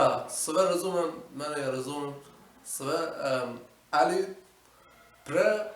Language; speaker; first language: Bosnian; non-native, learner; Persian